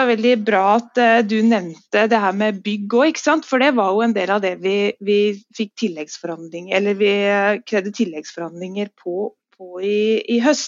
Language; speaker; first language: Norwegian; native; Norwegian